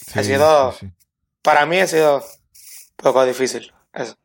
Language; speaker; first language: Spanish; native; Spanish